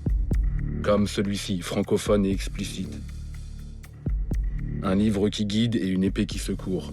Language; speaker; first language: French; native; French